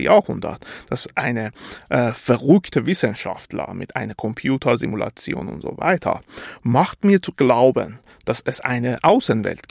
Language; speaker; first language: German; non-native, fluent; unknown